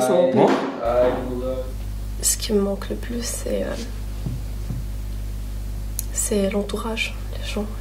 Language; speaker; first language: French; non-native, local second language; Arabic